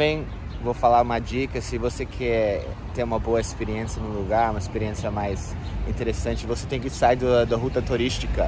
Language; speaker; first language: Portuguese; non-native, fluent; English